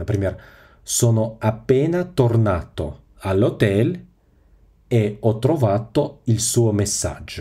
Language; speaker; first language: Italian; non-native, fluent; Russian